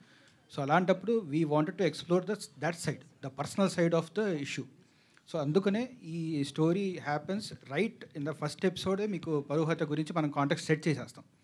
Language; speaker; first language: Telugu; native; Telugu